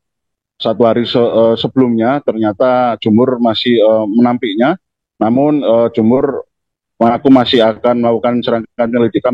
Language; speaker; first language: Indonesian; native; Indonesian